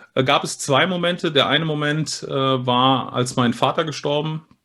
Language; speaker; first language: German; early bilingual, other home language; Spanish